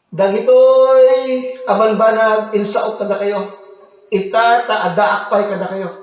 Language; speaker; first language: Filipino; non-native, local second language; Cebuano